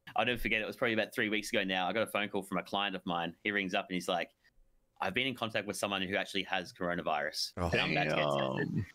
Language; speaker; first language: English; native; English